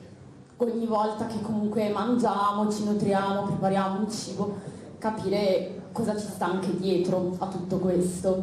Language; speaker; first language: Italian; native; Italian